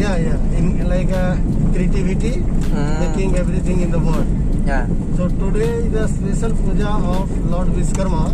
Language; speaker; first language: English; non-native, learner; Hindi